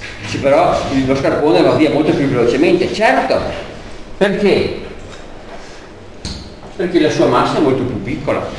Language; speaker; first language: Italian; native; Italian